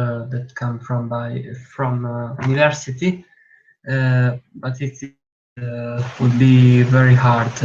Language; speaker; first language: English; non-native, learner; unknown